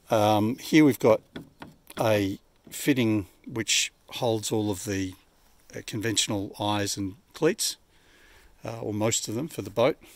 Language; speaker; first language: English; native; English